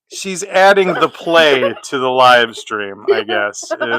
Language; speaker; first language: English; native; English